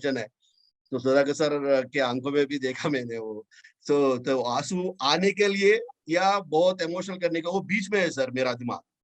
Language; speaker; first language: Hindi; non-native, local second language; Telugu